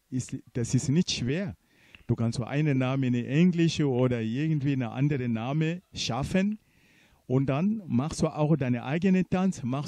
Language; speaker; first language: German; non-native, fluent; Portuguese